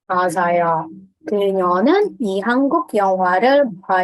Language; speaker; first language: Korean; non-native, fluent; Indonesian